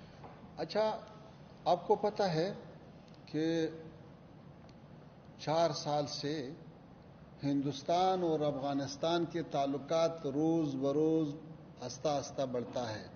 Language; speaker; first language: Hindi; non-native, learner; Pashto